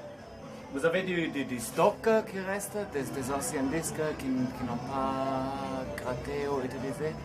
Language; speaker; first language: French; non-native, fluent; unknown